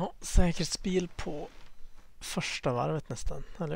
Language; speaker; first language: Swedish; native; Swedish